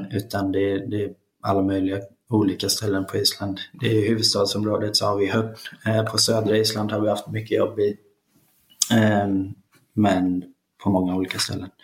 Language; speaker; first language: Swedish; early bilingual, other home language; Icelandic